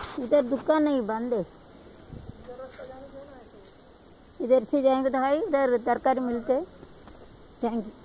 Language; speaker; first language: Hindi; non-native, local second language; Tamil